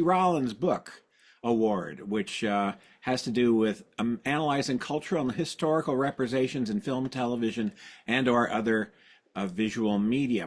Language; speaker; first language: English; native; English